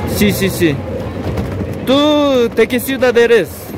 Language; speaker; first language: Spanish; non-native, learner; Korean